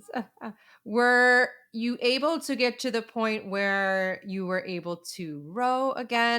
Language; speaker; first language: English; native; English